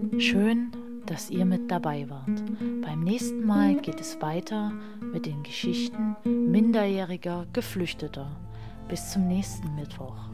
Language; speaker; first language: German; native; German